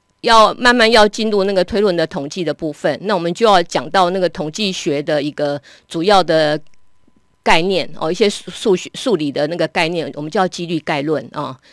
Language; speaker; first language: Chinese; native; Chinese